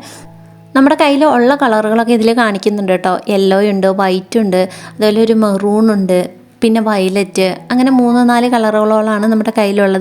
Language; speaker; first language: Malayalam; native; Malayalam